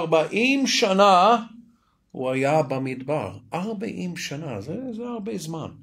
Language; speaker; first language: Hebrew; non-native, fluent; English